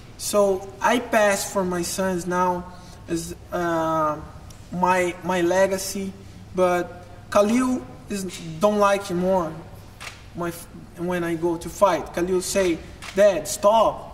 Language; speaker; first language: English; non-native, learner; Portuguese